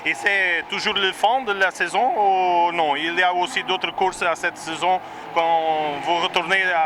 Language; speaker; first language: French; non-native, learner; Portuguese